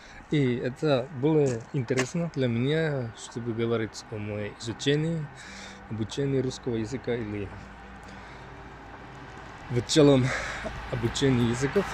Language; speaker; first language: Russian; non-native, learner; Finnish